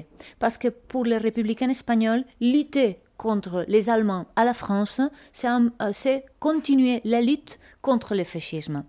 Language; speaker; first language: French; non-native, fluent; Spanish